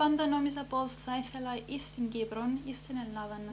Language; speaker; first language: Greek; early bilingual, heritage; Greek